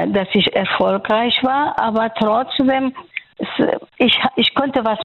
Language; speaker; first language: German; non-native, fluent; Persian